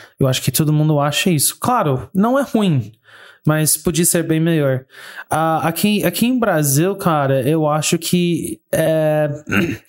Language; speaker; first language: Portuguese; non-native, fluent; English